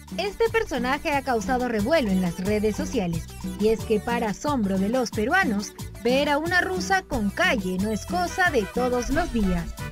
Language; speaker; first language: Spanish; native; Spanish